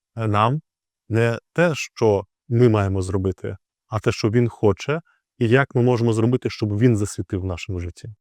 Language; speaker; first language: Ukrainian; native; Ukrainian